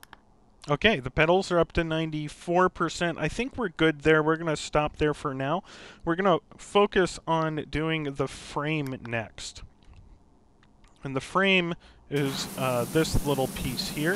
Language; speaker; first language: English; native; English